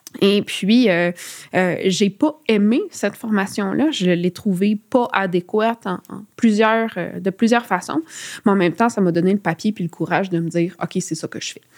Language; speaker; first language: French; native; French